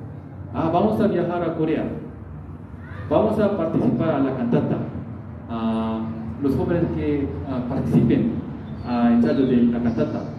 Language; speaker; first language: Spanish; non-native, learner; Korean